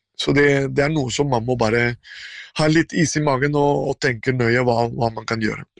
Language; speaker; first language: Norwegian; non-native, fluent; Spanish